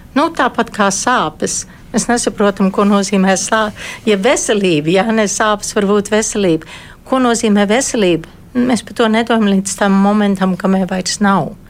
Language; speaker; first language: Latvian; early bilingual, heritage; Latvian